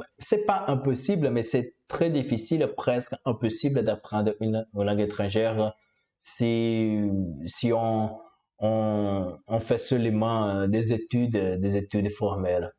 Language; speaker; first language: French; non-native, fluent; Portuguese